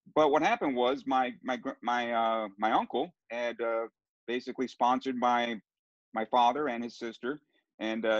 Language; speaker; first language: English; early bilingual, other home language; Sicilian